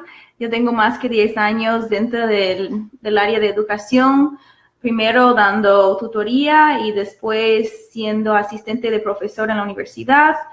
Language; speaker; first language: Spanish; non-native, fluent; English